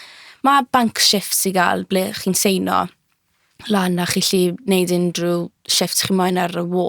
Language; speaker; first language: Welsh; native; Welsh